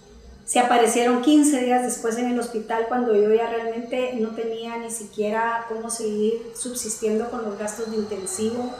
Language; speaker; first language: Spanish; native; Spanish